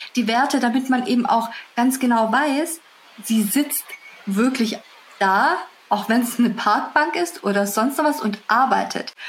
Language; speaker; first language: German; early bilingual, other home language; Russian